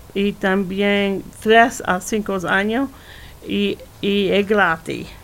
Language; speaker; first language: Spanish; non-native, learner; English